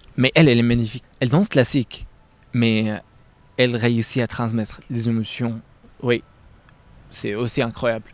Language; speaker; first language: French; non-native, fluent; Arabic